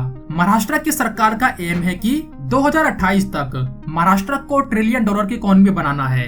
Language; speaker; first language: Hindi; native; Hindi